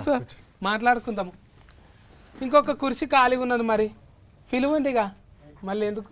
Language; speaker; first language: Telugu; native; Telugu